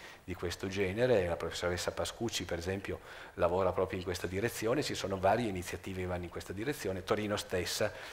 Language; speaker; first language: Italian; native; Italian